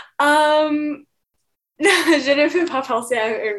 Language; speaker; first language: French; non-native, fluent; English